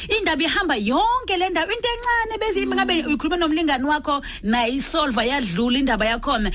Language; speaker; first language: Zulu; non-native, local second language; Swati